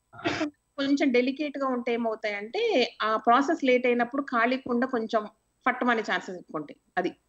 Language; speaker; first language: Telugu; native; Telugu